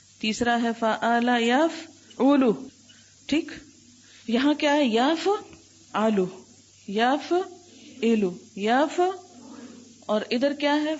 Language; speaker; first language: Urdu; native; Urdu